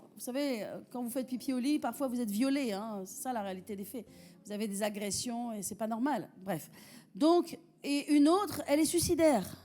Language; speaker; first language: French; native; French